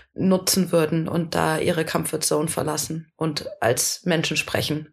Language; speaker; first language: German; native; German